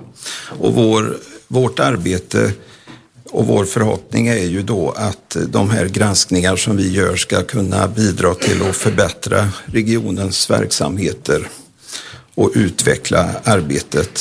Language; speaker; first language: Swedish; native; Swedish